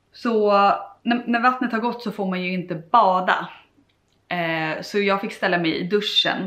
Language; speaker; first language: Swedish; native; Swedish